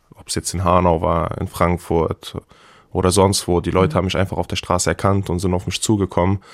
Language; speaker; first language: German; native; German